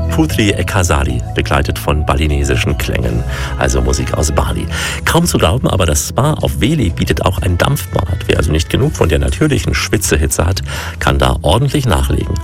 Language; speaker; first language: German; native; German